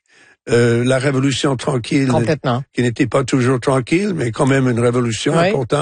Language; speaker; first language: French; non-native, local second language; English